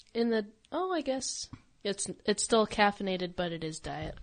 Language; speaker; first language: English; native; English